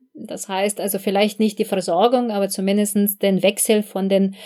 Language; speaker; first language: German; non-native, fluent; Russian